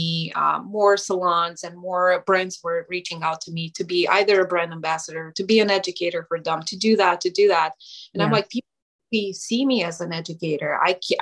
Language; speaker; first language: English; non-native, fluent; Romanian